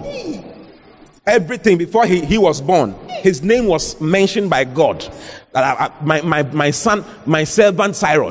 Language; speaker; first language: English; non-native, local second language; Akan